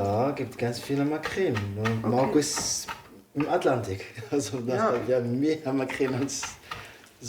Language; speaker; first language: German; non-native, fluent; Arabic